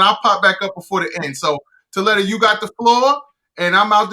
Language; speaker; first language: English; native; English